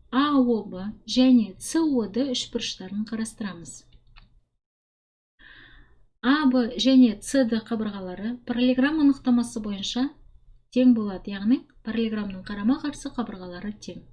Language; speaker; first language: Kazakh; native; Kazakh